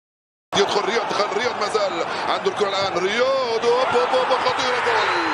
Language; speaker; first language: Arabic; native; Arabic